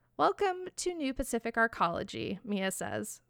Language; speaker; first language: English; native; English